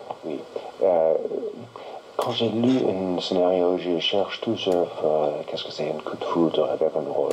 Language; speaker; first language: French; non-native, learner; English